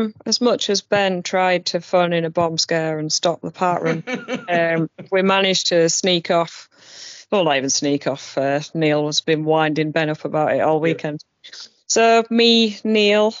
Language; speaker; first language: English; native; English